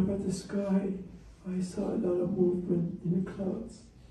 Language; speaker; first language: English; non-native, fluent; Persian